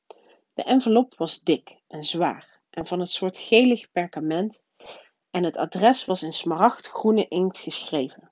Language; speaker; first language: Dutch; native; Dutch